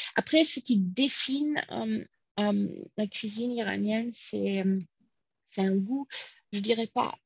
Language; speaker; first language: French; non-native, fluent; English